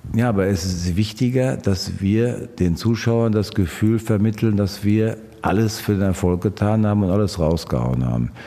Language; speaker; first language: German; native; German